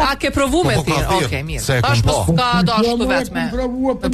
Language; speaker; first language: Albanian; native; Albanian